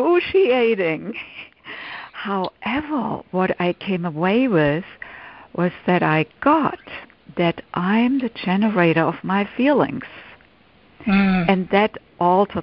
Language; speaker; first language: English; non-native, fluent; German